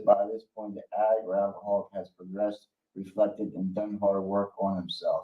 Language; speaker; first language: English; native; English